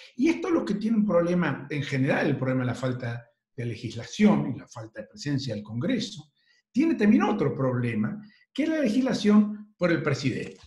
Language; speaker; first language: Spanish; native; Spanish